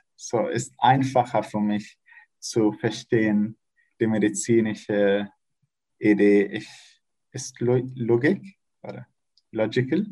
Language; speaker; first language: German; non-native, learner; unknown